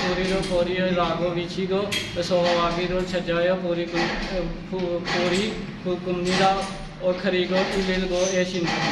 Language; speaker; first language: Korean; non-native, learner; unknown